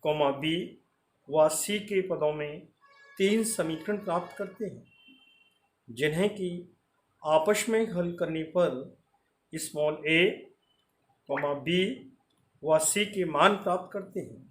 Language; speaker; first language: Hindi; native; Hindi